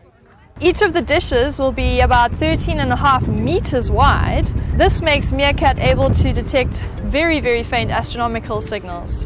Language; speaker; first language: English; native; English